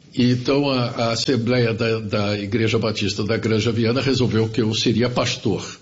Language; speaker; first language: Portuguese; early bilingual, other home language; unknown